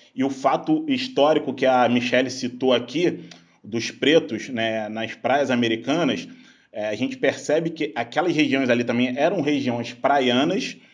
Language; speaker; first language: Portuguese; native; Portuguese